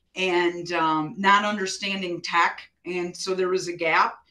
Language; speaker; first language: English; native; English